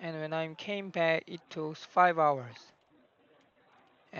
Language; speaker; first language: English; non-native, learner; Korean